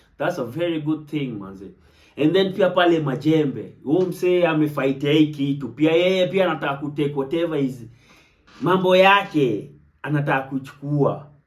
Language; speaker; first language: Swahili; native; Swahili